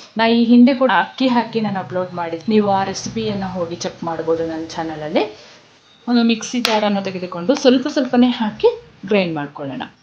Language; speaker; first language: Kannada; non-native, local second language; Kodava